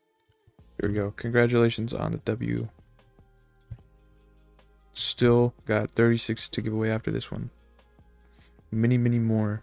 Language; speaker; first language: English; native; English